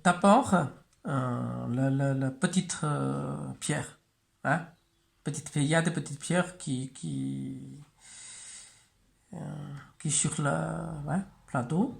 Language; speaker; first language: French; non-native, learner; Chinese